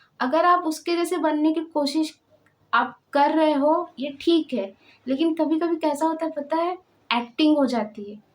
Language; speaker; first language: Hindi; non-native, local second language; Marathi